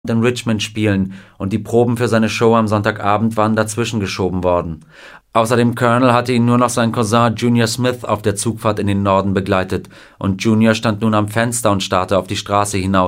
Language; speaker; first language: German; native; German